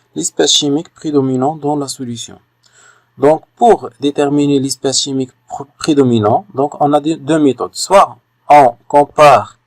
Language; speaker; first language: French; non-native, local second language; Arabic